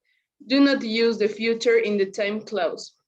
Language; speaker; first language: English; non-native, learner; Spanish